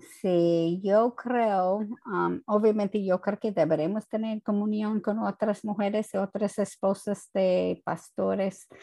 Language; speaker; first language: Spanish; non-native, fluent; English